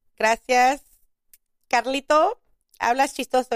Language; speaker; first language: Spanish; early bilingual, other home language; English